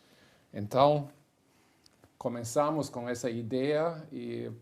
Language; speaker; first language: Portuguese; non-native, fluent; German